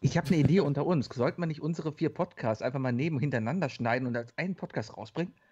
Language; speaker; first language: German; native; German